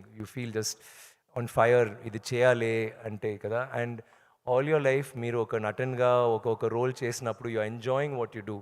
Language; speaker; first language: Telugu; non-native, local second language; Tamil